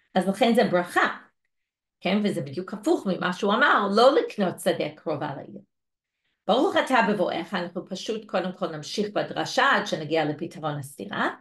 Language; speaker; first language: Hebrew; non-native, fluent; English